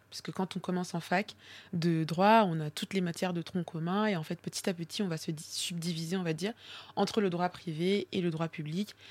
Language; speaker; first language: French; early bilingual, other home language; Swahili